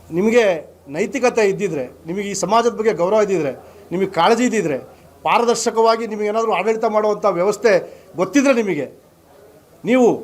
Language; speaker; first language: Kannada; non-native, local second language; Lambadi